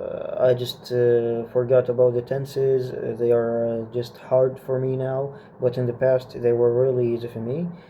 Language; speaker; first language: English; non-native, fluent; Arabic